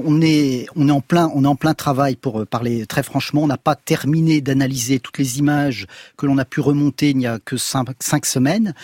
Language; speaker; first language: French; native; French